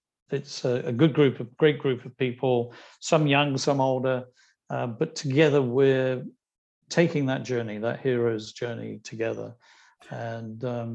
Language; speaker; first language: English; native; English